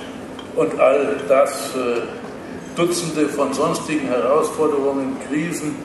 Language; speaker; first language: German; native; German